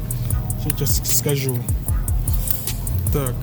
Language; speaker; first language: Russian; non-native, learner; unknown